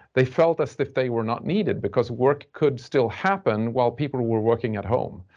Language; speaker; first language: English; non-native, fluent; Swedish